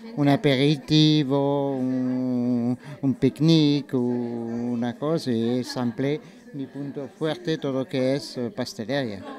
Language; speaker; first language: Spanish; non-native, learner; French